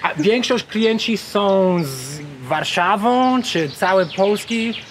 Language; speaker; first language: Polish; non-native, learner; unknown